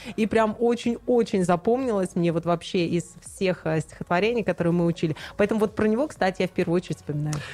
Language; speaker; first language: Russian; non-native, local second language; Tajik